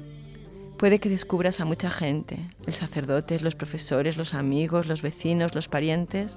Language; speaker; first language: Spanish; native; Spanish